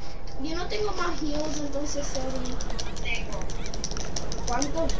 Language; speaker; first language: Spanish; early bilingual, heritage; Spanish